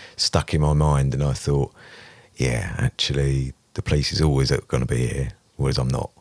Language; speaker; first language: English; native; English